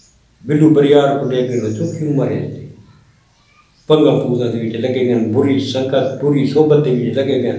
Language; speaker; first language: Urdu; non-native, local second language; Saraiki